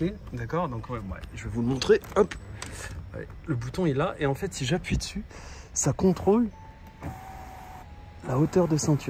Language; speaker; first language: French; native; French